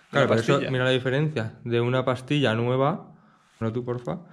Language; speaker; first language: Spanish; native; Spanish